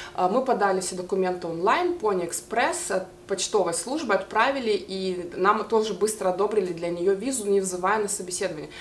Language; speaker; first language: Russian; native; Russian